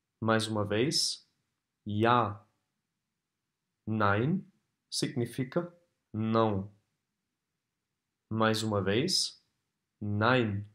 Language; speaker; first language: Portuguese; non-native, fluent; German